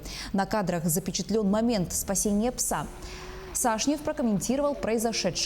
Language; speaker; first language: Russian; native; Russian